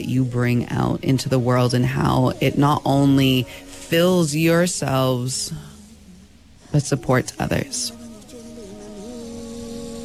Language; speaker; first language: English; native; English